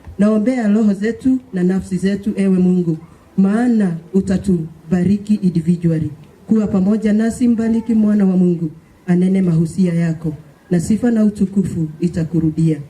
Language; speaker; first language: Swahili; non-native, local second language; Kikuyu